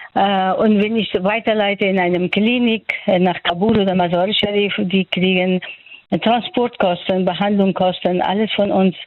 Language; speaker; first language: German; non-native, fluent; Persian